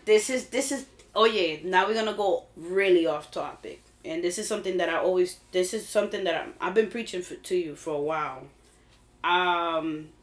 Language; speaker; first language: English; early bilingual, other home language; Spanish